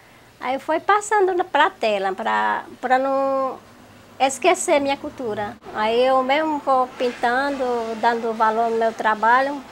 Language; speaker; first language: Portuguese; non-native, local second language; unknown